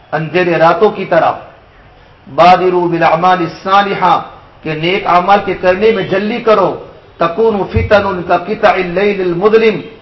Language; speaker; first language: Urdu; non-native, local second language; Gujarati